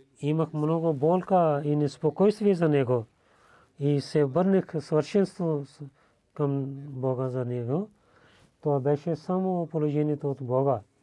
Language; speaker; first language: Bulgarian; non-native, learner; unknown